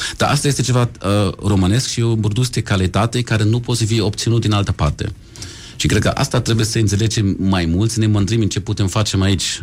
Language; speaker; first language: Romanian; non-native, fluent; German